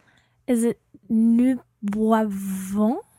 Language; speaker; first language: French; non-native, learner; English